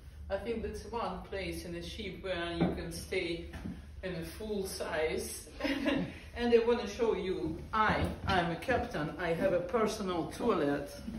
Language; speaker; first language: English; non-native, learner; Ukrainian